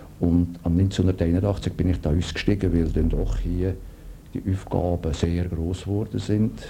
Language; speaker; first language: German; native; German